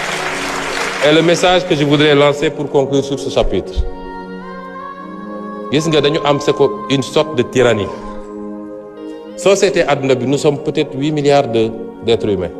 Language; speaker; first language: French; non-native, local second language; Wolof